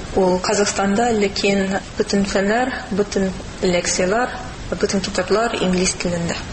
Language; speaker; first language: Tatar; non-native, fluent; English